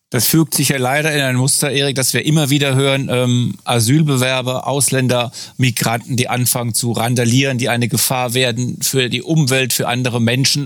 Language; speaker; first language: German; native; German